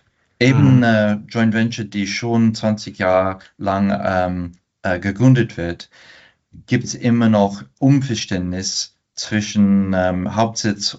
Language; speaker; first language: German; non-native, fluent; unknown